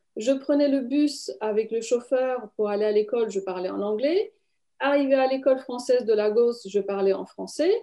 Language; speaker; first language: French; non-native, fluent; Romanian